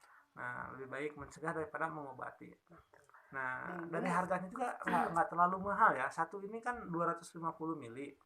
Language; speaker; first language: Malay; non-native, local second language; Sundanese